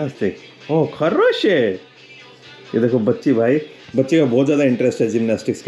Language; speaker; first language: Russian; non-native, learner; Hindi